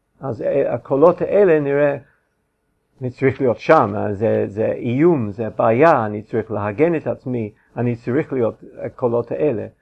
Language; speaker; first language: Hebrew; non-native, fluent; English